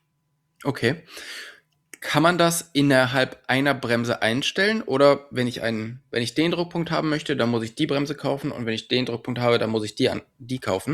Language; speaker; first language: German; native; German